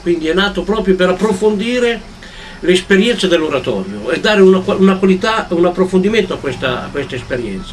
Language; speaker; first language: Italian; native; Italian